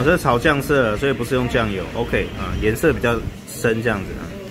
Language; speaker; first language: Chinese; native; Chinese